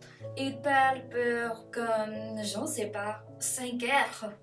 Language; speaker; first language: French; non-native, learner; English